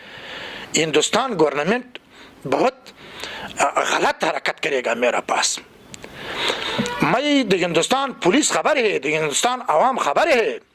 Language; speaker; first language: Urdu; non-native, learner; Pashto